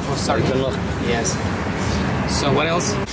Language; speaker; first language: English; non-native, learner; Kazakh